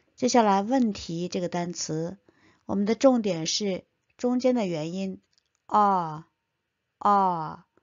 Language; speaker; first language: Chinese; native; Chinese